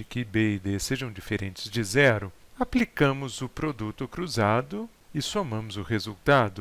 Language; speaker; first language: Portuguese; native; Portuguese